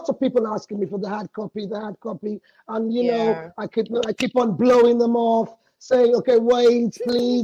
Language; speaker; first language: English; non-native, local second language; Krio